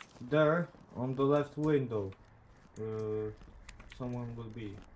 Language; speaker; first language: English; non-native, learner; Polish